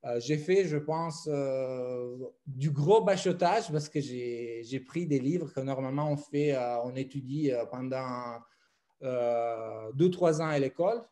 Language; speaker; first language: French; non-native, fluent; Italian